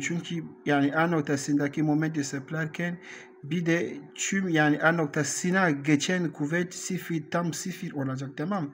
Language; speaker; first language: Turkish; non-native, learner; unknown